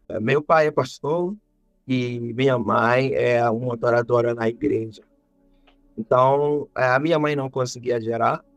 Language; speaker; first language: Portuguese; non-native, fluent; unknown